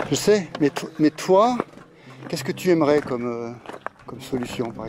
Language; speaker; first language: French; native; French